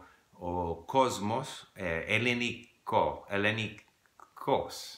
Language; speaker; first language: Greek; non-native, learner; English